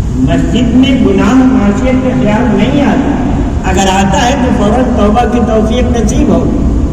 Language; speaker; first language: Urdu; native; Urdu